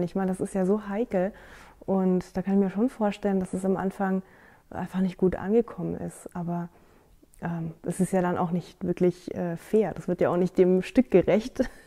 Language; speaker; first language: German; native; German